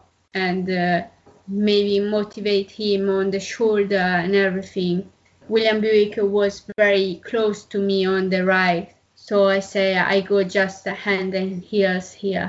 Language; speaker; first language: English; non-native, learner; Italian